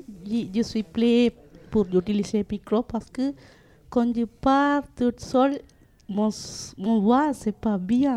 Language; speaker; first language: French; non-native, learner; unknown